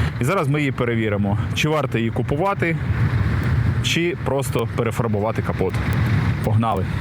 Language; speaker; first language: Ukrainian; native; Ukrainian